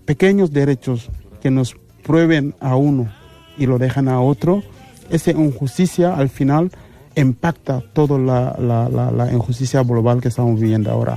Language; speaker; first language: Spanish; non-native, fluent; Mandingo